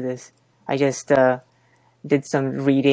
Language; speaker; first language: English; non-native, local second language; Cebuano